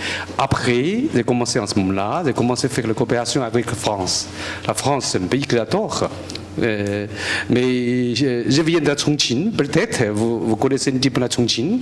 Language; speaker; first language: French; non-native, learner; Chinese